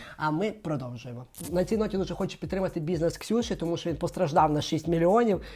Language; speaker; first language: Ukrainian; non-native, local second language; Russian